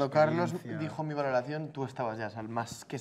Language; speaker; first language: Spanish; native; Spanish